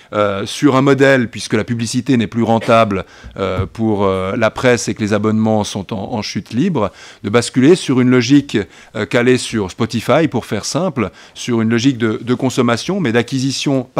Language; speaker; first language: French; native; French